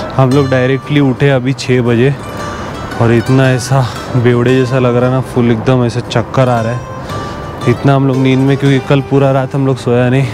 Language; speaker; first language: Hindi; native; Hindi